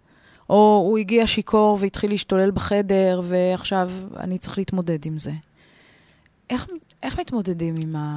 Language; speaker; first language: Hebrew; native; Hebrew